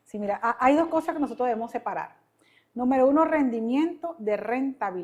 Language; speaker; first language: Spanish; native; Spanish